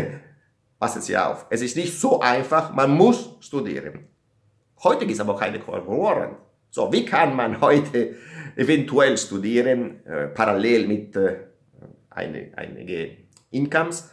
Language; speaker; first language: German; non-native, learner; Italian